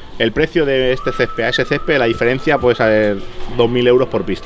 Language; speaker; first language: Spanish; native; Spanish